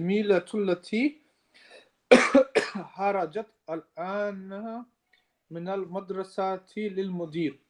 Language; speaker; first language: Arabic; non-native, learner; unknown